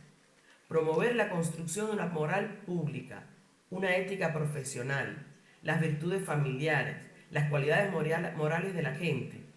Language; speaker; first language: Spanish; native; Spanish